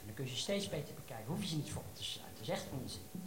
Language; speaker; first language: Dutch; native; Dutch